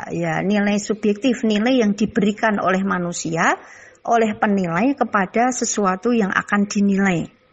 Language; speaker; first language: Indonesian; non-native, local second language; Javanese